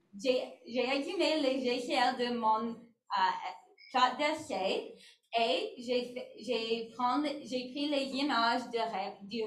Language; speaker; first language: French; non-native, learner; English